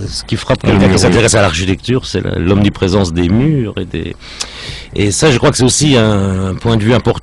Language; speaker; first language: French; native; French